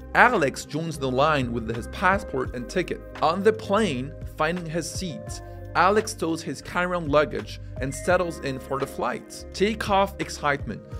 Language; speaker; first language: English; non-native, fluent; French